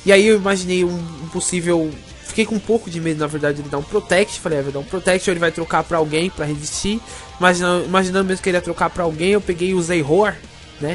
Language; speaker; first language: Portuguese; native; Portuguese